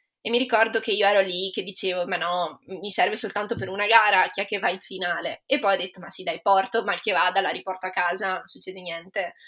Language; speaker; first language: Italian; native; Italian